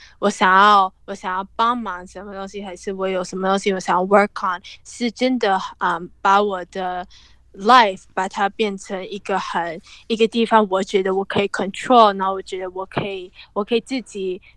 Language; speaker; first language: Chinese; early bilingual, heritage; English